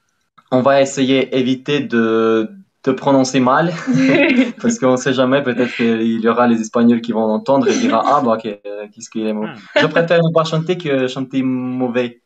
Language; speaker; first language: French; non-native, fluent; Ukrainian